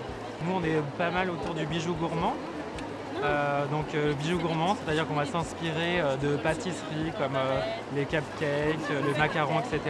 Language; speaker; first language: French; native; French